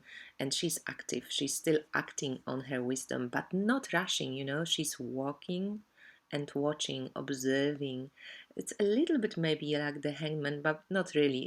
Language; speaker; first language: English; non-native, fluent; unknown